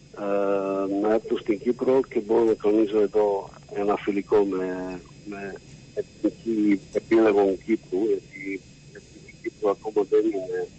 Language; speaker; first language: Greek; non-native, learner; Slovak